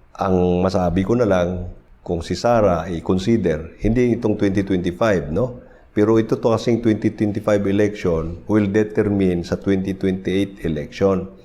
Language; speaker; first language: Filipino; non-native, local second language; Cebuano